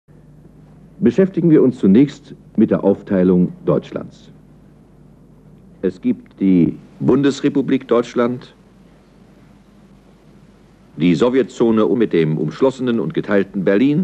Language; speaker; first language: German; native; German